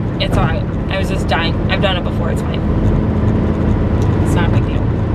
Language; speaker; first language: English; native; English